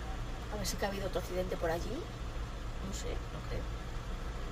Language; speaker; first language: Spanish; native; Spanish